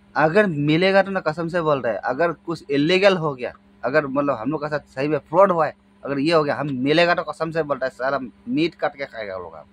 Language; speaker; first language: Hindi; non-native, local second language; Adi